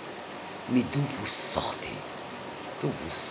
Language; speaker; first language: French; non-native, local second language; Arabic